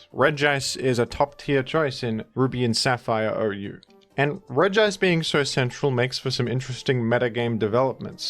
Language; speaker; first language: English; native; English